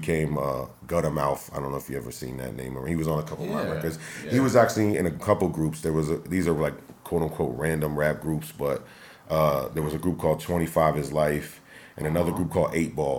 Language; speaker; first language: English; native; English